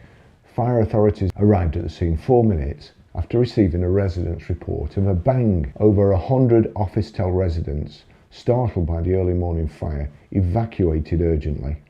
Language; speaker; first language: English; native; English